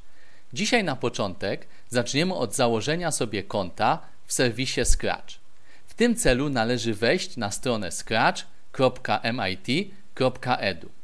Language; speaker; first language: Polish; native; Polish